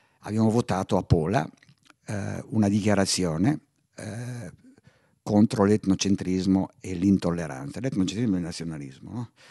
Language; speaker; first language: Italian; native; Italian